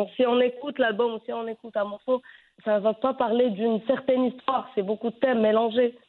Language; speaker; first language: French; non-native, local second language; Arabic